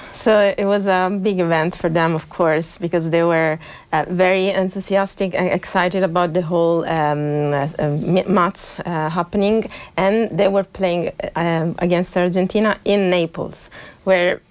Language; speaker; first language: English; non-native, fluent; Italian